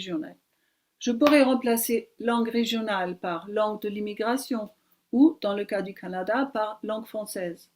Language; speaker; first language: French; non-native, fluent; German